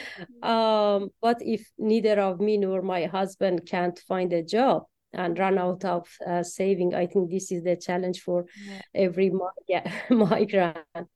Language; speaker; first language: English; non-native, fluent; Persian